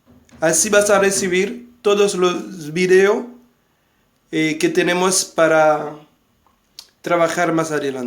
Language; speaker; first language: Spanish; non-native, fluent; Haitian Creole